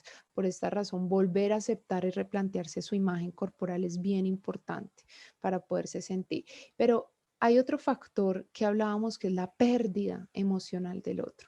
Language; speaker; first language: Spanish; native; Spanish